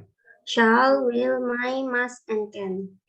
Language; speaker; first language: English; non-native, learner; Indonesian